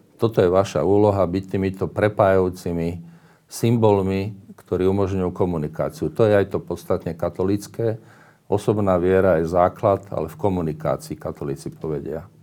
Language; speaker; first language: Slovak; native; Slovak